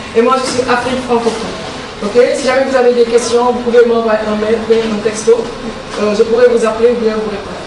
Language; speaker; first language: French; non-native, local second language; Wolof